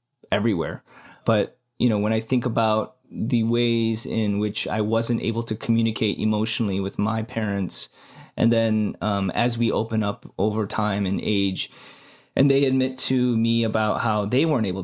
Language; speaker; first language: English; native; English